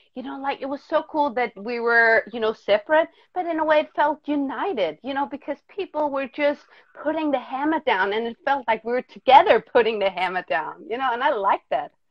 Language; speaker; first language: English; non-native, fluent; Danish